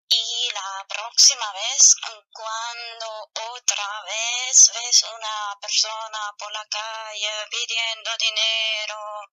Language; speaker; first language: Spanish; non-native, fluent; German